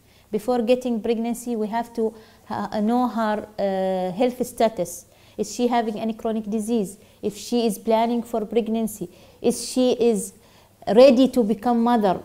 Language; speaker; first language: English; non-native, fluent; Arabic